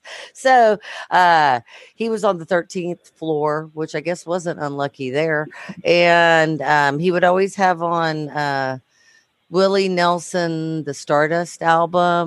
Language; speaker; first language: English; native; English